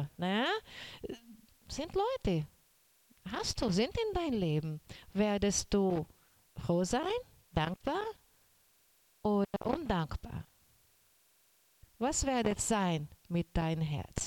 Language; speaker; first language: German; non-native, learner; Portuguese